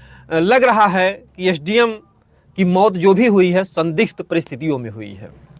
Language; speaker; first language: Hindi; native; Hindi